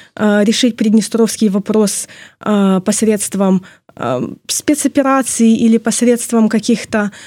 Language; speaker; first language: Russian; non-native, local second language; Ukrainian